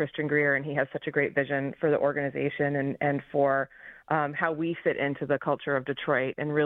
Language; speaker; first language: English; native; English